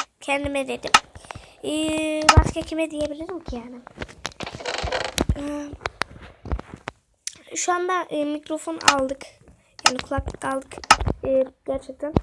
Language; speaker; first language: Turkish; native; Turkish